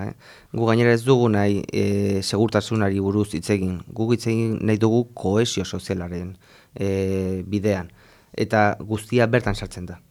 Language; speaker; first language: Basque; non-native, local second language; Spanish